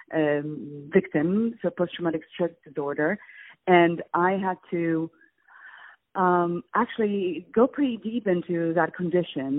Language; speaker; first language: English; non-native, fluent; Polish